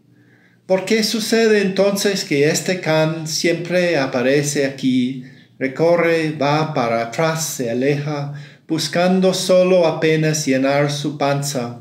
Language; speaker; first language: Spanish; non-native, fluent; English